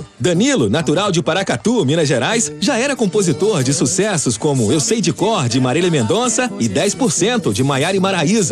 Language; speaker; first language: Portuguese; native; Portuguese